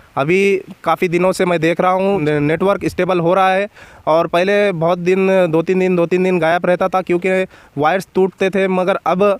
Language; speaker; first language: Hindi; non-native, local second language; Marathi